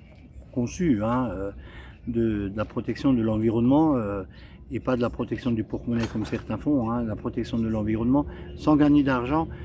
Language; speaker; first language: French; native; French